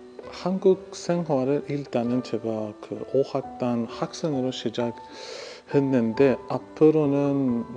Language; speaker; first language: Korean; non-native, learner; Persian